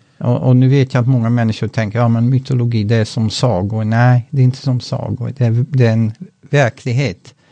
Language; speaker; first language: Swedish; non-native, fluent; Dutch